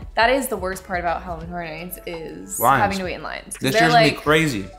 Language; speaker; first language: English; native; English